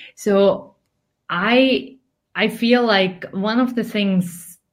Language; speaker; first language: English; non-native, fluent; Finnish